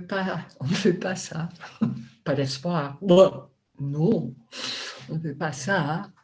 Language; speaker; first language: French; non-native, learner; Dutch